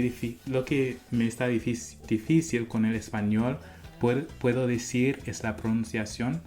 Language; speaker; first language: Spanish; non-native, fluent; English